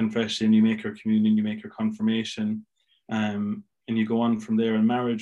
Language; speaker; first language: English; native; English